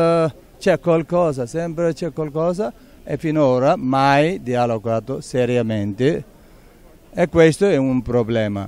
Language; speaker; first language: Italian; non-native, learner; Tibetan